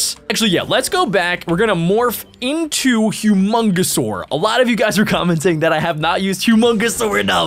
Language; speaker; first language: English; native; English